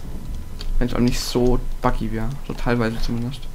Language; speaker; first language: German; native; German